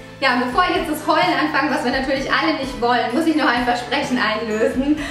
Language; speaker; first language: German; early bilingual, other home language; Italian